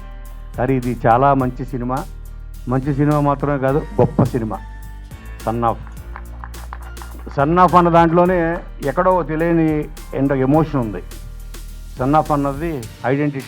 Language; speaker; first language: Telugu; native; Telugu